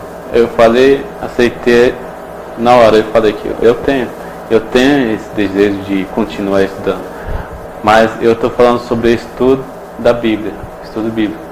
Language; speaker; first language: Portuguese; non-native, local second language; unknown